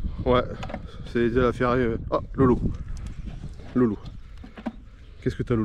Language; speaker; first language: French; native; French